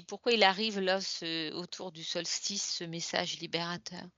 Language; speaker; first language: French; native; French